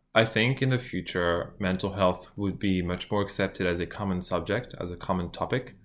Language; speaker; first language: English; non-native, fluent; French